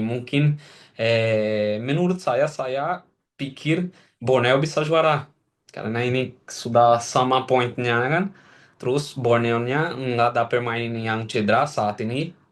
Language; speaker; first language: Indonesian; non-native, fluent; Portuguese